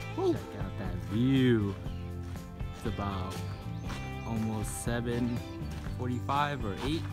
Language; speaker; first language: English; native; English